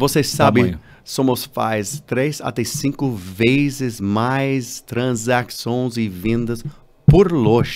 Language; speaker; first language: Portuguese; non-native, learner; English